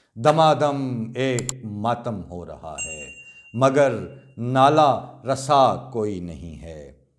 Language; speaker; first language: Urdu; non-native, local second language; Punjabi